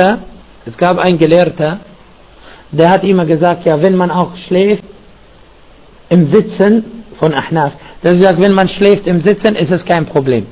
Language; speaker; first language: German; non-native, fluent; Arabic